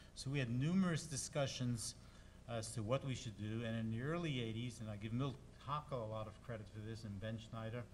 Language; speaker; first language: English; native; English